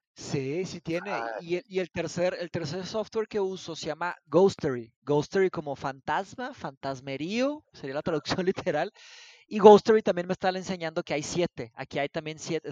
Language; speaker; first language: Spanish; early bilingual, other home language; Portuguese